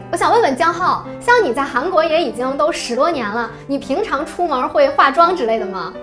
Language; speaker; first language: Chinese; native; Chinese